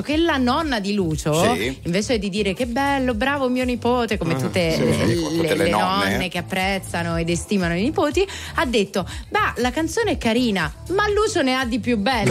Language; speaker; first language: Italian; native; Italian